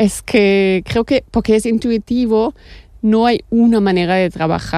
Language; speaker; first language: Spanish; non-native, fluent; German